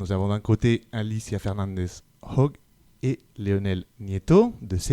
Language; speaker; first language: French; native; French